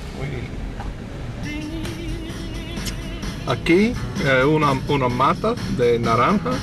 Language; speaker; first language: Spanish; non-native, learner; English